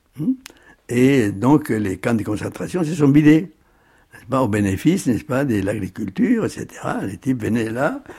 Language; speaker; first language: French; early bilingual, other home language; Spanish